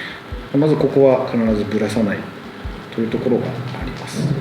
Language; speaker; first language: Japanese; native; Japanese